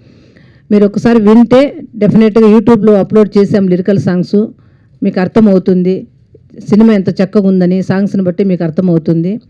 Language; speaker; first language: Telugu; native; Telugu